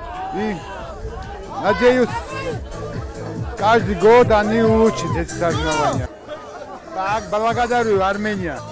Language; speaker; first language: Russian; non-native, learner; Armenian